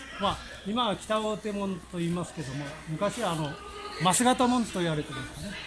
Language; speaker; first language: Japanese; native; Japanese